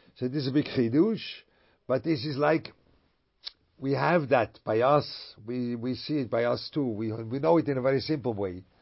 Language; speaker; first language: English; non-native, fluent; German